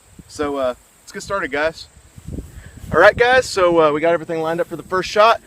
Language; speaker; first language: English; native; English